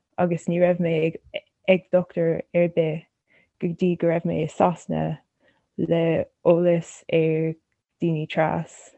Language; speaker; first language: Irish; non-native, local second language; English